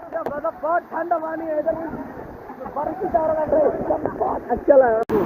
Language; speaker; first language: Hindi; non-native, local second language; Bangla